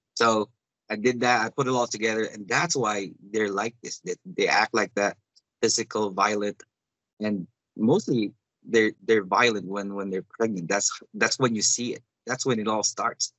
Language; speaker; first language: English; non-native, local second language; Cebuano